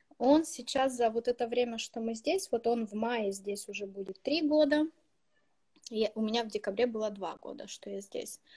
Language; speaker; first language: Russian; native; Russian